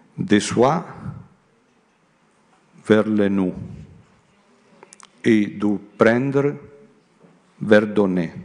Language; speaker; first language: French; non-native, learner; Italian